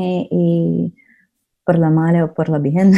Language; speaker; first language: Spanish; non-native, learner; Russian